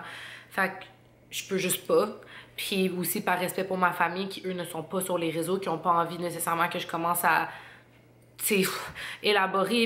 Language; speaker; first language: French; native; French